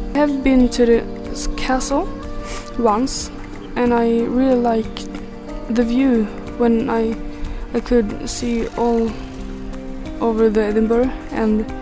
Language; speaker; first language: English; non-native, learner; Swedish